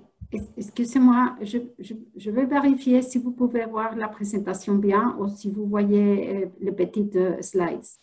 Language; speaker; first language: French; non-native, fluent; Spanish